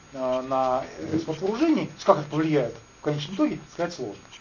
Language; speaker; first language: Russian; native; Russian